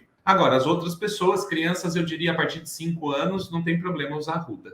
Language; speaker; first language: Portuguese; native; Portuguese